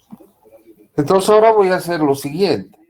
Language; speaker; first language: Spanish; native; Spanish